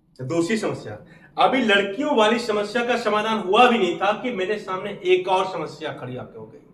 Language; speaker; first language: Hindi; native; Hindi